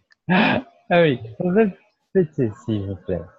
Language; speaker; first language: French; non-native, fluent; Portuguese